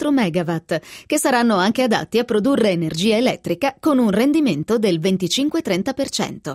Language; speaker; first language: Italian; native; Italian